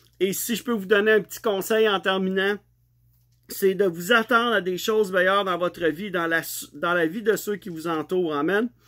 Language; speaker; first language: French; native; French